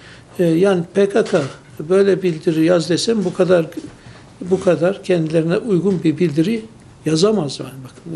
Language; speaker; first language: Turkish; native; Turkish